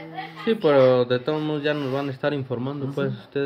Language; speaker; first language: Spanish; native; Spanish